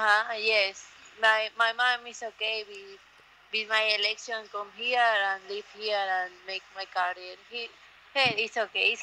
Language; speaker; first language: English; non-native, learner; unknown